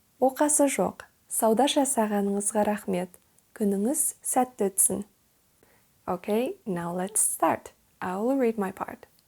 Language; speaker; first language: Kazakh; native; Kazakh